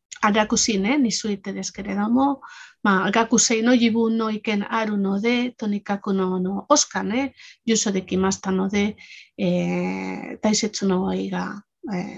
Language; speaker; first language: Japanese; non-native, fluent; Spanish